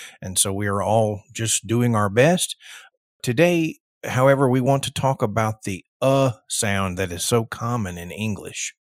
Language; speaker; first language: English; native; English